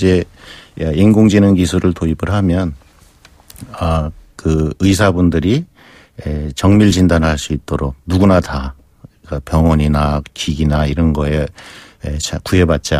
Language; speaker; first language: Korean; native; Korean